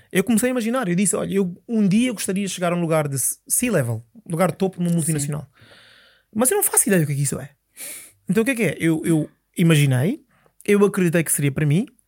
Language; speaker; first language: Portuguese; early bilingual, other home language; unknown